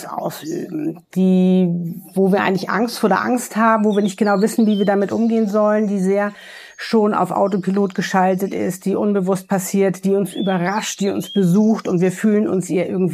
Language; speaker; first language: German; native; German